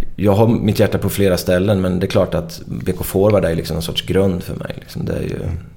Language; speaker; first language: Swedish; native; Swedish